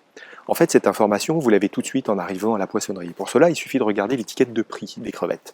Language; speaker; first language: French; native; French